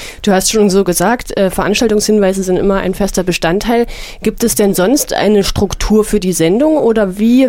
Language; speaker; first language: German; native; German